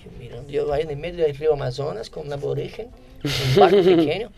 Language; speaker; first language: Spanish; non-native, fluent; Portuguese